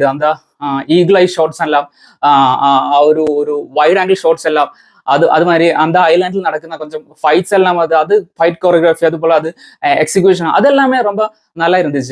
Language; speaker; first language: Tamil; non-native, learner; Malayalam